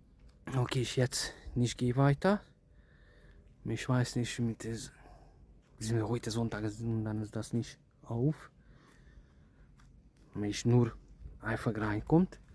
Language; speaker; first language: German; non-native, learner; Hungarian